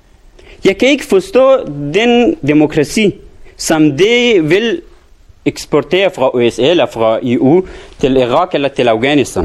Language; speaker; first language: Danish; non-native, learner; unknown